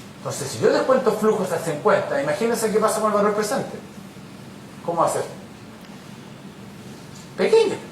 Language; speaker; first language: Spanish; native; Spanish